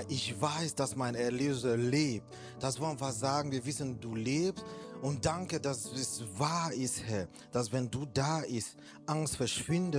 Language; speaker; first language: German; non-native, fluent; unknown